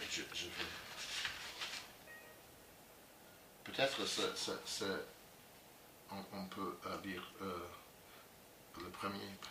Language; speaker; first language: French; non-native, learner; English